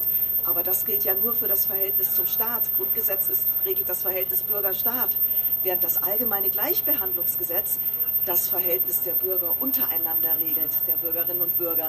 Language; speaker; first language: German; native; German